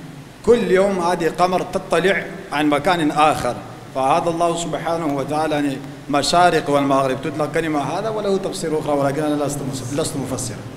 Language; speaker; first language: Arabic; non-native, fluent; Urdu